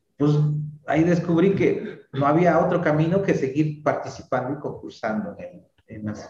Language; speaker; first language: Spanish; native; Spanish